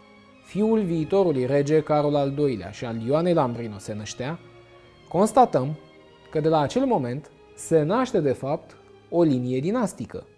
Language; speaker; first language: Romanian; native; Romanian